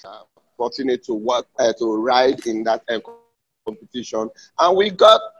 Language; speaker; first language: English; non-native, local second language; Krio